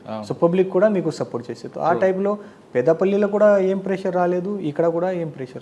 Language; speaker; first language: Telugu; non-native, learner; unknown